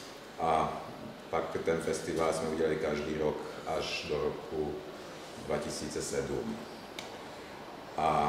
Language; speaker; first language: Czech; non-native, fluent; Hungarian